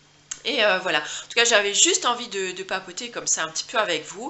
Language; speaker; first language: French; native; French